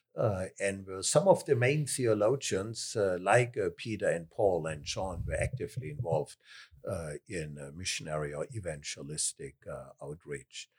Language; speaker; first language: English; non-native, fluent; German